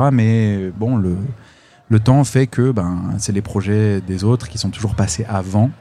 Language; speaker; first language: French; native; French